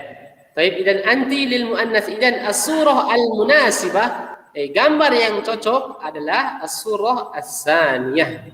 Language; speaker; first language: Arabic; non-native, fluent; Indonesian